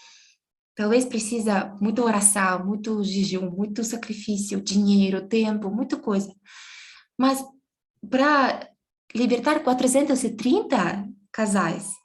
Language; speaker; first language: Portuguese; non-native, fluent; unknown